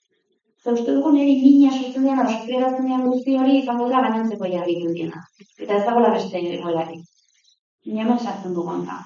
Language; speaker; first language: Basque; native; Basque